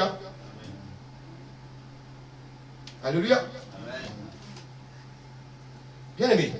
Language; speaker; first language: French; native; French